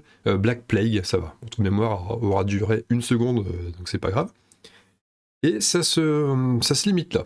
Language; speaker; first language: French; native; French